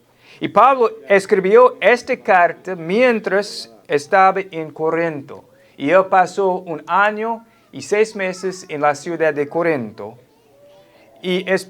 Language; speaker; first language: Spanish; non-native, fluent; English